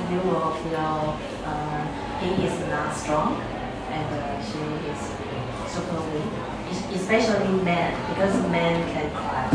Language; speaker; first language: English; non-native, learner; Chinese